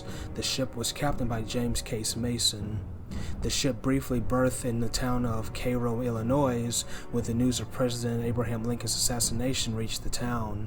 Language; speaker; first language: English; native; English